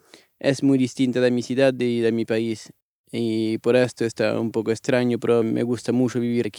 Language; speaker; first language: Spanish; non-native, fluent; Italian